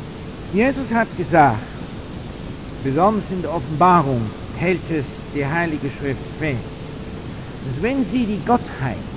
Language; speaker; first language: German; non-native, fluent; English